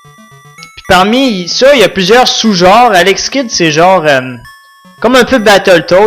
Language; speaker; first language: French; native; French